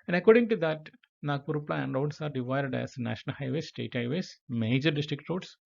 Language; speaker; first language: English; non-native, local second language; Malayalam